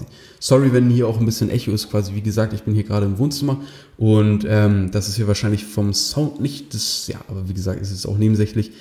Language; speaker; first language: German; native; German